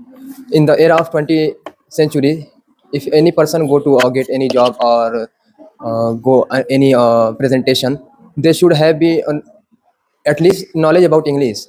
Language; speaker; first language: English; non-native, learner; Hindi